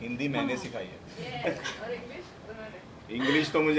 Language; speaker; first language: Hindi; native; Hindi